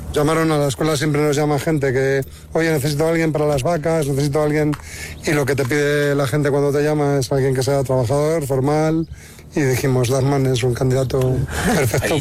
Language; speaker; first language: Spanish; native; Spanish